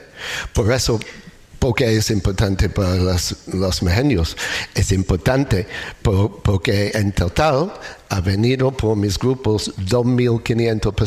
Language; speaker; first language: Spanish; non-native, learner; English